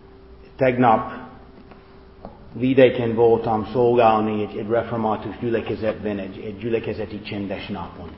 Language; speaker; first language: Hungarian; non-native, fluent; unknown